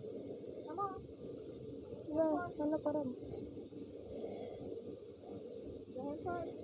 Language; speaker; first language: English; non-native, local second language; Malay